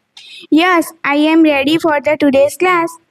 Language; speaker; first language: English; non-native, learner; Gujarati